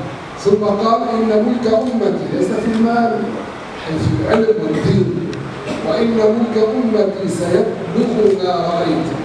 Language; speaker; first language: Arabic; native; Arabic